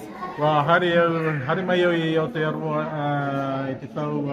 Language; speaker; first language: Māori; non-native, learner; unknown